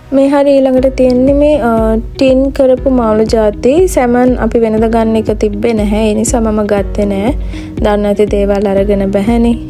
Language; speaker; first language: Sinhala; native; Sinhala